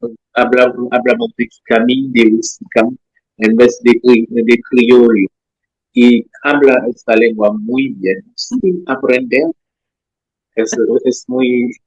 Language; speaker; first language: Spanish; non-native, learner; French